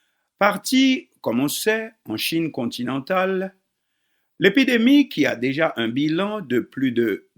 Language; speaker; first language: French; non-native, local second language; Haitian Creole